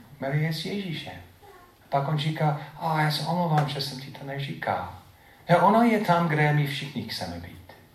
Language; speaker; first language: Czech; non-native, fluent; English